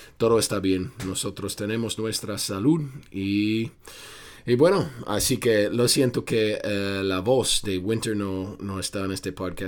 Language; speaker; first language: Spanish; non-native, fluent; English